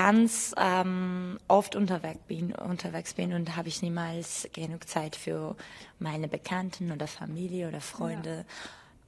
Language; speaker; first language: German; non-native, fluent; Georgian